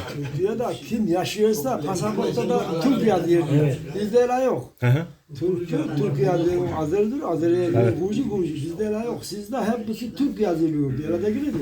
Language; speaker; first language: Turkish; early bilingual, heritage; Turkish